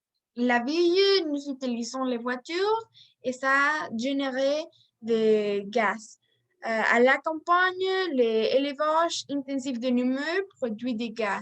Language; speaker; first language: French; non-native, learner; Spanish